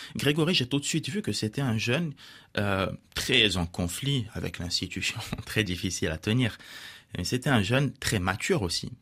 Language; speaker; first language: French; non-native, local second language; Arabic